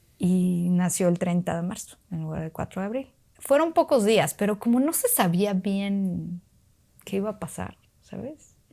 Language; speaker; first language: Spanish; early bilingual, other home language; Russian